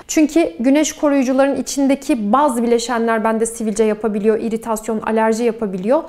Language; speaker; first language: Turkish; native; Turkish